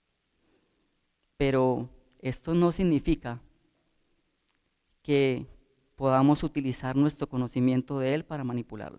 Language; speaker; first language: Spanish; native; Spanish